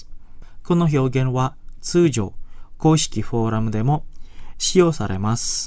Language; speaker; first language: Japanese; non-native, fluent; Indonesian